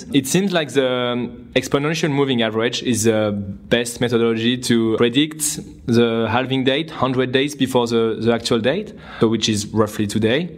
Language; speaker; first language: English; non-native, fluent; French